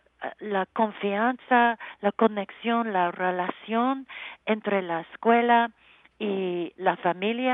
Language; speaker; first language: Spanish; non-native, learner; English